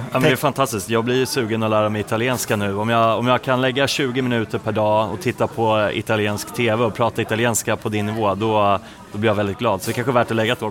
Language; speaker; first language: Swedish; native; Swedish